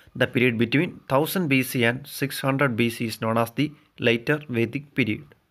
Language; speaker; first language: English; non-native, local second language; Malayalam